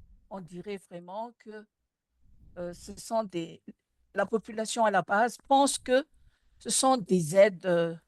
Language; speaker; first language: French; non-native, local second language; Malagasy